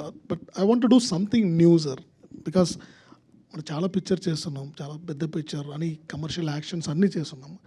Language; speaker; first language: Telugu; non-native, fluent; Tamil